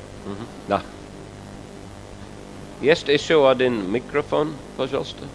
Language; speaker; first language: Russian; non-native, fluent; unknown